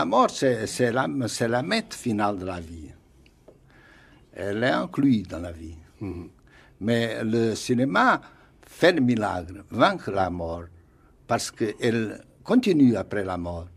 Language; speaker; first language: French; non-native, fluent; Portuguese